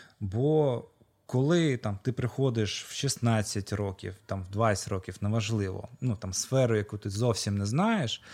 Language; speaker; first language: Ukrainian; non-native, local second language; Russian